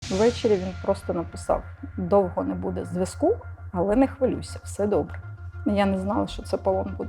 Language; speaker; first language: Ukrainian; non-native, local second language; Russian